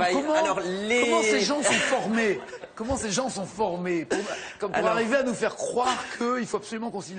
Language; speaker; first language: French; native; French